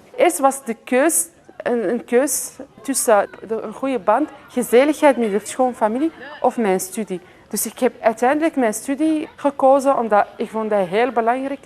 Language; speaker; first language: Dutch; non-native, fluent; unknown